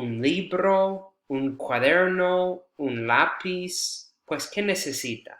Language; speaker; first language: Spanish; non-native, fluent; English